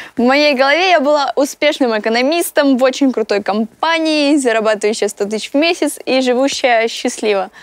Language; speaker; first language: Russian; native; Russian